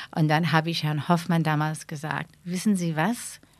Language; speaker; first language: German; non-native, fluent; English